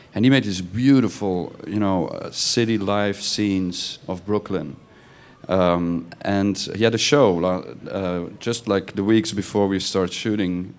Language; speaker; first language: English; non-native, fluent; Dutch